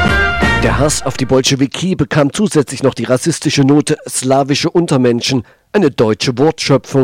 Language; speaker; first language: German; native; German